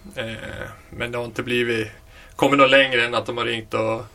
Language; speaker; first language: Swedish; native; Swedish